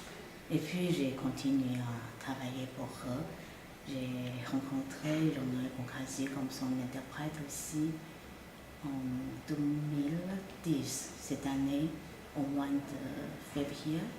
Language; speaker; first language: French; non-native, fluent; Chinese